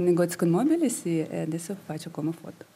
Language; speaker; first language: Italian; non-native, learner; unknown